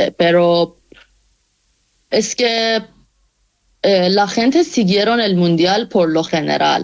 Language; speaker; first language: Spanish; non-native, fluent; Persian